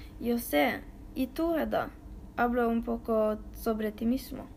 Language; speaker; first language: Spanish; non-native, learner; Norwegian